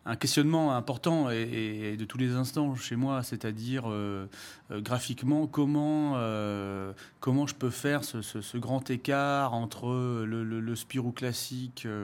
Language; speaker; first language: French; native; French